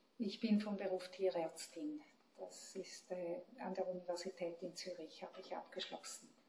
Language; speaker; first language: German; native; German